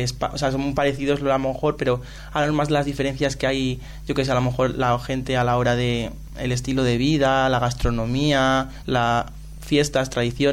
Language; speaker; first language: Spanish; native; Spanish